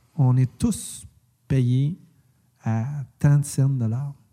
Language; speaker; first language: French; native; French